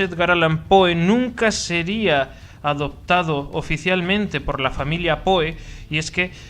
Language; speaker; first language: Spanish; native; Spanish